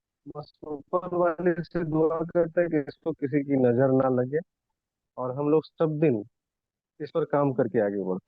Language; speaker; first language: Hindi; native; Hindi